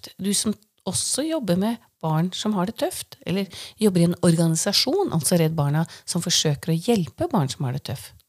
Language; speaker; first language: Norwegian; native; Norwegian